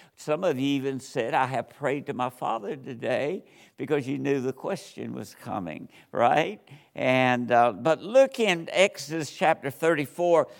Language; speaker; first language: English; native; English